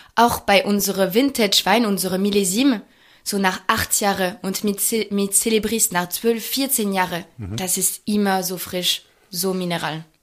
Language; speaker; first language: German; non-native, fluent; French